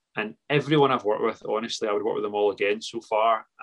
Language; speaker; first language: English; native; English